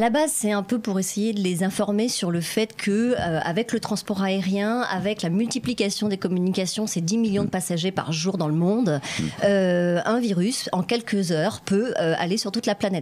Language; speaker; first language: French; native; French